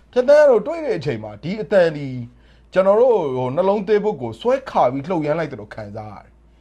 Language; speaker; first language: Burmese; native; Burmese